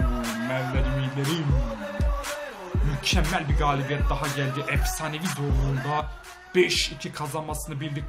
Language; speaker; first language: Turkish; native; Turkish